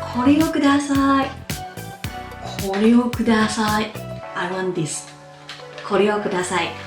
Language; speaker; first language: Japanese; non-native, fluent; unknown